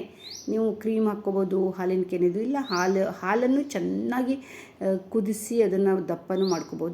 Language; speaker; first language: Kannada; native; Kannada